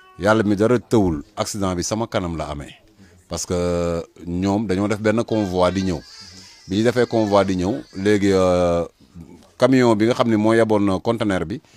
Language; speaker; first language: Wolof; native; Wolof